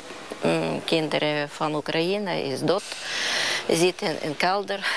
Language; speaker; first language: Dutch; non-native, learner; Ukrainian